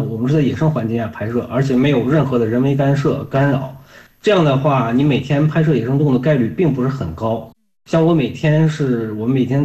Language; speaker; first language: Chinese; native; Chinese